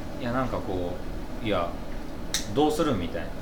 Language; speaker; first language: Japanese; native; Japanese